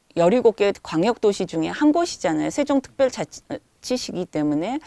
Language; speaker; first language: Korean; native; Korean